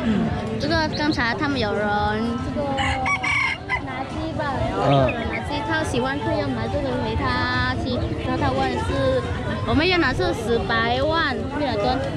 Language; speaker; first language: Chinese; non-native, learner; Vietnamese